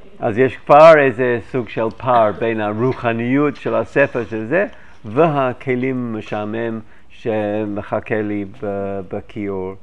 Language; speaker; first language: Hebrew; non-native, fluent; English